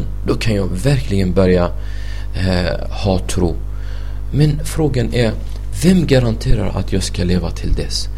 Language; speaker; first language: Swedish; non-native, fluent; Arabic